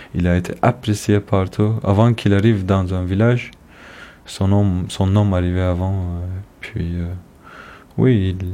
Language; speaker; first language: French; non-native, fluent; Turkish